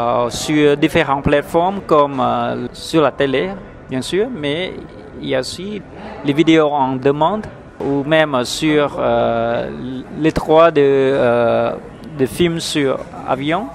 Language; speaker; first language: French; non-native, fluent; Khmer